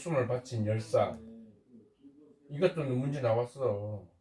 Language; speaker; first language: Korean; native; Korean